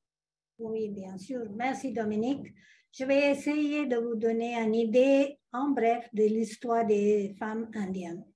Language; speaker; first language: French; non-native, fluent; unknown